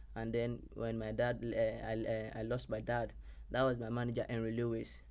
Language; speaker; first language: English; non-native, local second language; Yoruba